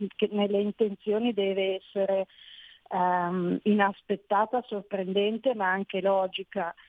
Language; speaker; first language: Italian; native; Italian